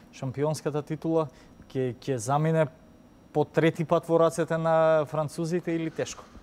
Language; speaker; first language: Macedonian; native; Macedonian